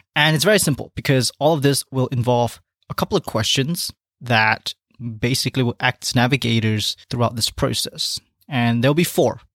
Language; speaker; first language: English; non-native, local second language; Chinese